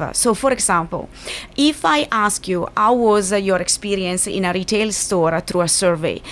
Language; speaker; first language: English; non-native, fluent; Italian